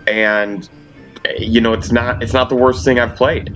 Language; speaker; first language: English; native; English